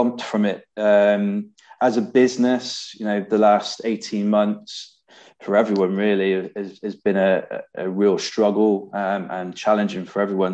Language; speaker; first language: English; native; English